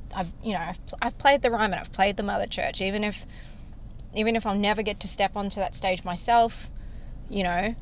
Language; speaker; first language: English; native; English